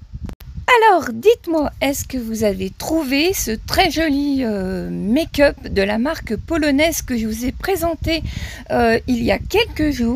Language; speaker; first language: French; native; French